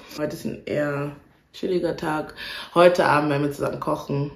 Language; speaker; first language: German; native; German